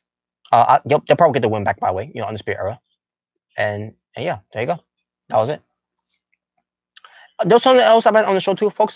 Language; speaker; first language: English; native; English